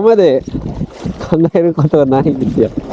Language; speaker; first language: Japanese; non-native, learner; Indonesian